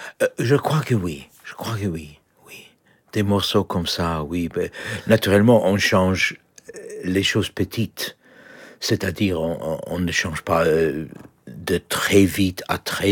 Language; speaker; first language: French; non-native, fluent; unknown